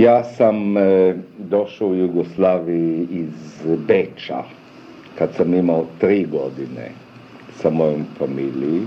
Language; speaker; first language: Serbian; early bilingual, other home language; German